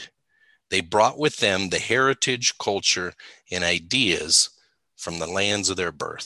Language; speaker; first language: English; native; English